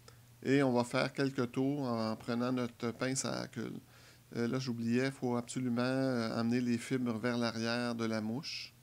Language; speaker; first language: French; native; French